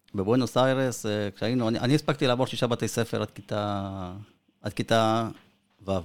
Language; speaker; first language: Hebrew; early bilingual, other home language; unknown